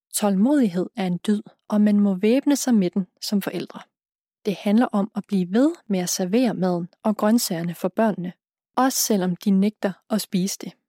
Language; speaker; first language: Danish; native; Danish